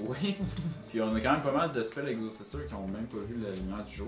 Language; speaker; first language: French; native; French